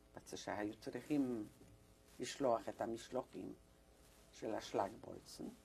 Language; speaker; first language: Hebrew; non-native, fluent; Polish